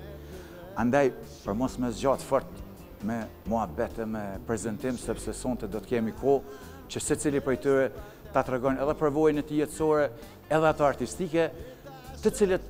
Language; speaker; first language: Albanian; native; Albanian